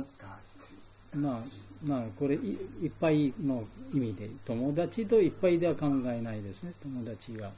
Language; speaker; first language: Japanese; non-native, learner; Bangla